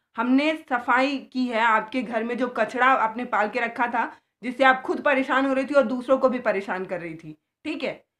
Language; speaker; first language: Hindi; native; Hindi